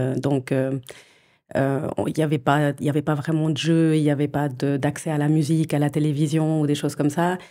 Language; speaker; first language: French; early bilingual, other home language; Portuguese